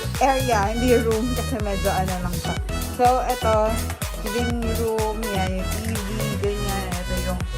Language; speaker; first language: Filipino; non-native, local second language; Waray